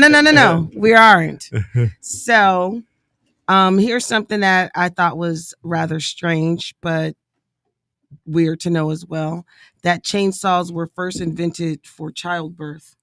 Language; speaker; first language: English; native; English